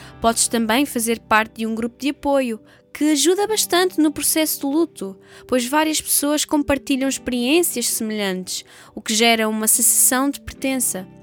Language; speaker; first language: Portuguese; native; Portuguese